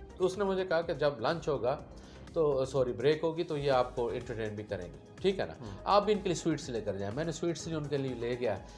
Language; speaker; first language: Urdu; non-native, local second language; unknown